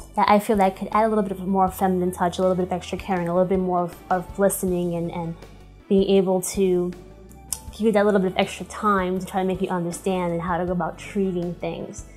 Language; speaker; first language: English; early bilingual, other home language; Spanish